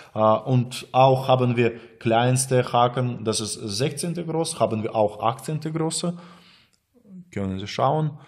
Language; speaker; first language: German; non-native, learner; Russian